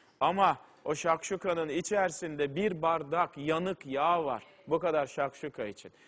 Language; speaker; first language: Turkish; native; Turkish